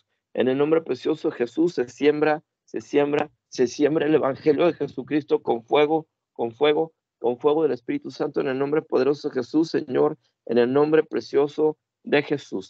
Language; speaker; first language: Spanish; native; Spanish